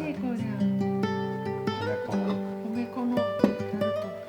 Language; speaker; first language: Japanese; native; Japanese